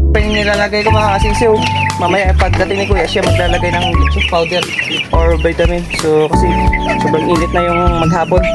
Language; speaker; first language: Filipino; non-native, local second language; Cebuano